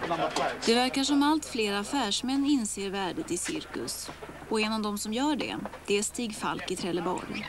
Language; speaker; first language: Swedish; native; Swedish